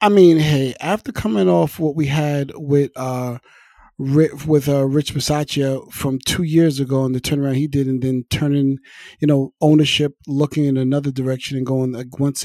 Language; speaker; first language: English; native; English